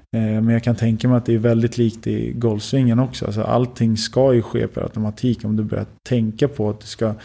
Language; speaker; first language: Swedish; early bilingual, other home language; Lithuanian